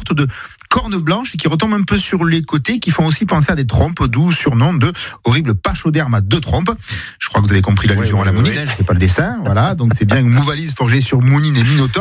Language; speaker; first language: French; native; French